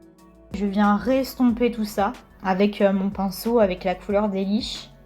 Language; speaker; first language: French; native; French